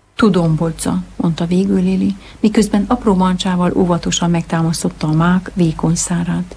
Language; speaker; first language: Hungarian; native; Hungarian